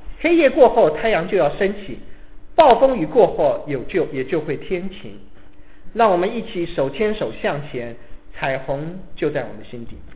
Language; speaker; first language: Chinese; native; Chinese